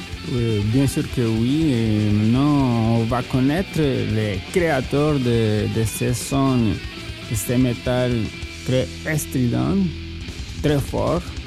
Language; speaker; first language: French; non-native, fluent; Spanish